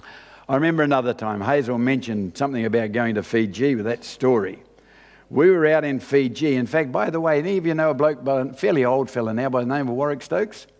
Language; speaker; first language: English; native; English